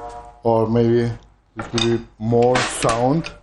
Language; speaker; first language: English; non-native, learner; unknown